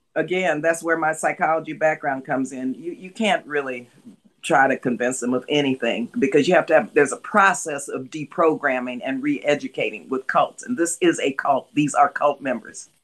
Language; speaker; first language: English; native; English